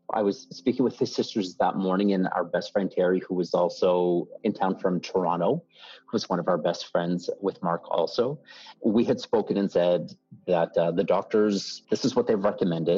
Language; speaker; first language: English; native; English